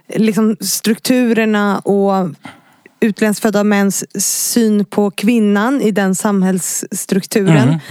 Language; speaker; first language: Swedish; native; Swedish